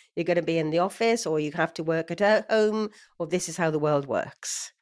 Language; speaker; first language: English; native; English